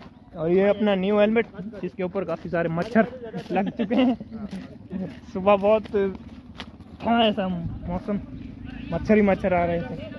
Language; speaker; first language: Hindi; non-native, local second language; Gujarati